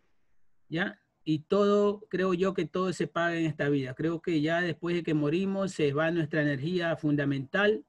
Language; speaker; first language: Spanish; native; Spanish